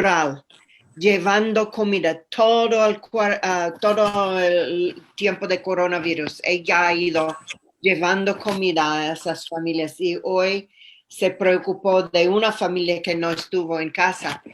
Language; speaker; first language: Spanish; non-native, fluent; English